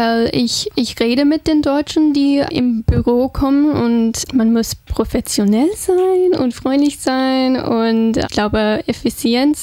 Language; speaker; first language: German; non-native, fluent; English